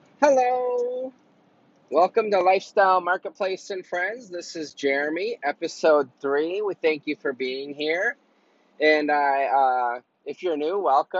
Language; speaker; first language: English; native; English